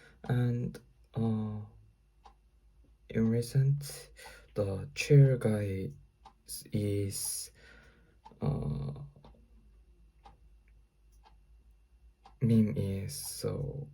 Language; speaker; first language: English; non-native, learner; Korean